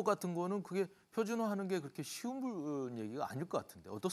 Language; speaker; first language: Korean; native; Korean